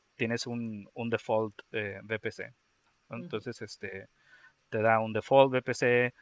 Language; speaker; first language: Spanish; native; Spanish